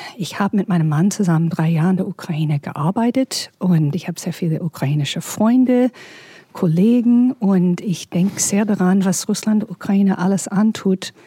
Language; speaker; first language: German; non-native, fluent; English